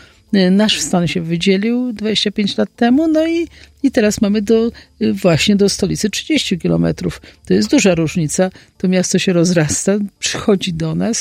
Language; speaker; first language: Polish; native; Polish